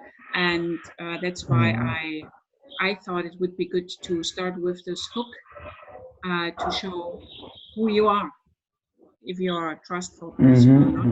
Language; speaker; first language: English; non-native, fluent; German